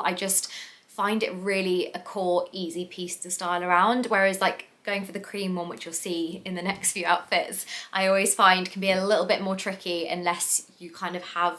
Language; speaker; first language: English; native; English